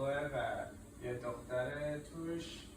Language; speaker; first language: Persian; non-native, learner; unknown